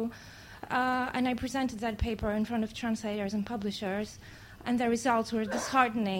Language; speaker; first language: English; non-native, fluent; Greek